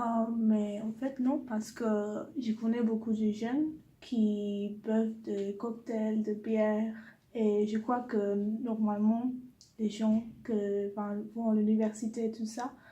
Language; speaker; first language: French; non-native, learner; English